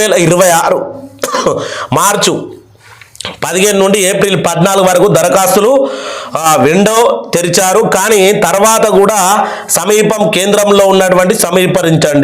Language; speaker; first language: Telugu; native; Telugu